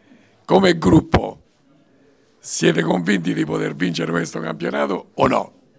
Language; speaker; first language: Italian; native; Italian